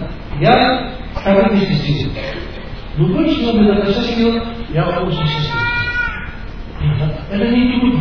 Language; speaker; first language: Russian; non-native, learner; Tibetan